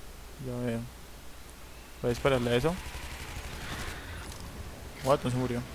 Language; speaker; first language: Spanish; native; Spanish